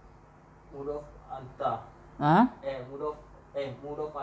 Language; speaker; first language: Arabic; non-native, learner; Indonesian